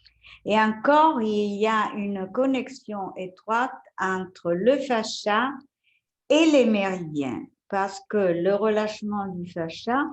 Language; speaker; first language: French; non-native, fluent; Italian